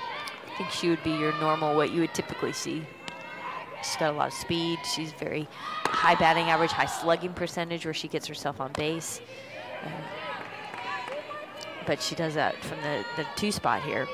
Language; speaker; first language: English; native; English